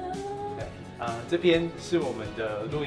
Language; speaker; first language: Chinese; native; Chinese